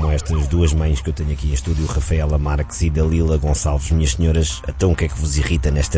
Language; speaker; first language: Portuguese; native; Portuguese